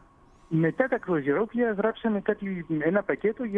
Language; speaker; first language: Greek; early bilingual, heritage; Greek